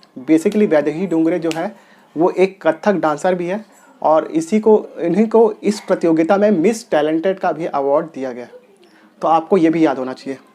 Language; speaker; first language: Hindi; non-native, local second language; Telugu